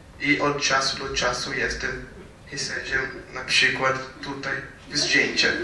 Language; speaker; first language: Polish; non-native, learner; Portuguese